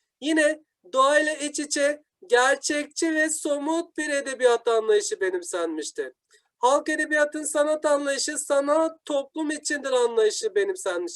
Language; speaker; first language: Turkish; native; Turkish